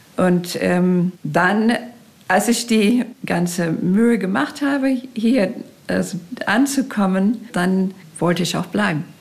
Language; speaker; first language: German; non-native, fluent; English